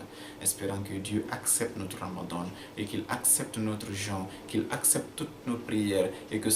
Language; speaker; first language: French; non-native, local second language; Fula